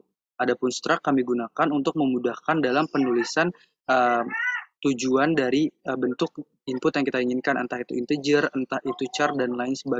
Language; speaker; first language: Indonesian; native; Indonesian